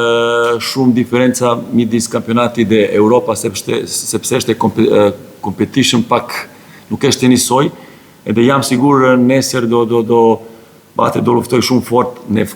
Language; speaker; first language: Albanian; non-native, learner; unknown